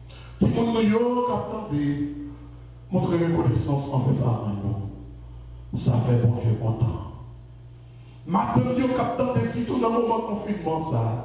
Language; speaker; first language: French; non-native, local second language; Haitian Creole